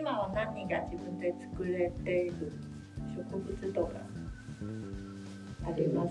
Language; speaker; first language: Japanese; non-native, learner; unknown